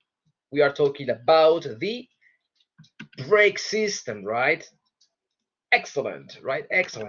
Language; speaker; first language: English; non-native, fluent; Spanish